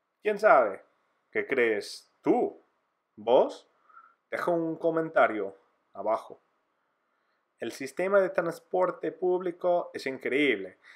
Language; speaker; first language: Spanish; non-native, fluent; English